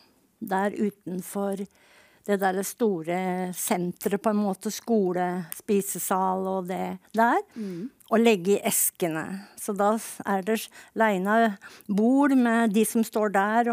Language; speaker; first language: Norwegian; native; Norwegian